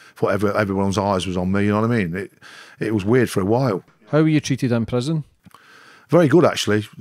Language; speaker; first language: English; native; English